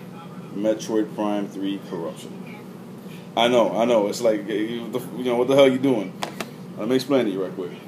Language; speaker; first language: English; native; English